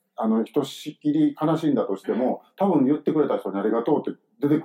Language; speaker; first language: Japanese; native; Japanese